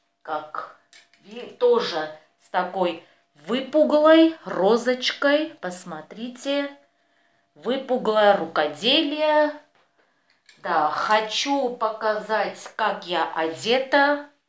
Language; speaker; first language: Russian; non-native, fluent; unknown